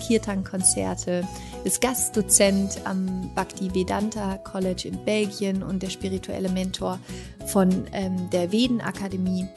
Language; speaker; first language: German; native; German